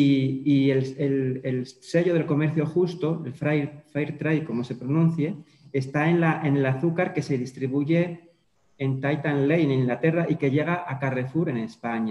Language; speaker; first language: Spanish; native; Spanish